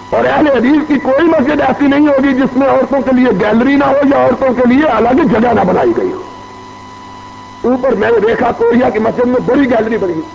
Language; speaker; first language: Urdu; non-native, local second language; Punjabi